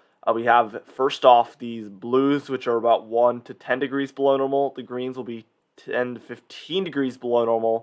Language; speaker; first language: English; native; English